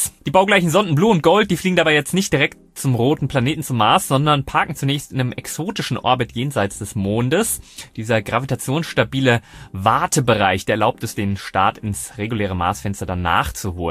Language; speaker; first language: German; native; German